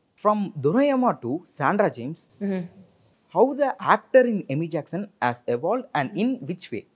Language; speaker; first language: English; non-native, local second language; Tamil